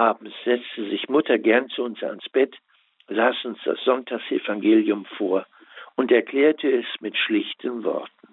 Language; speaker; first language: German; native; German